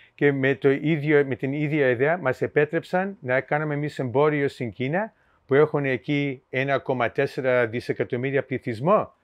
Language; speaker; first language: Greek; early bilingual, heritage; Greek